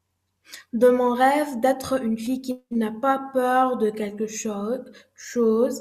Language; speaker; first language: French; non-native, learner; Arabic